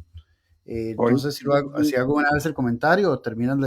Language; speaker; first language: Spanish; native; Spanish